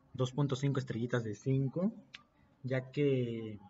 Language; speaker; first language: Spanish; native; Spanish